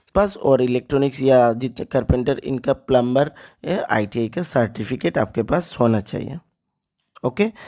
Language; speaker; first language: Hindi; non-native, local second language; Bangla